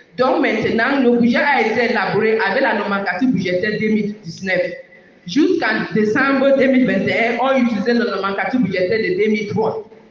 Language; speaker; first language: French; non-native, local second language; English